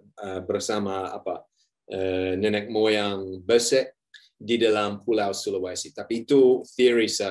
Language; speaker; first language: Indonesian; non-native, learner; English